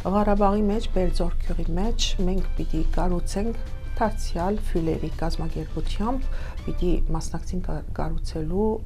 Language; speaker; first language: Armenian; early bilingual, heritage; Armenian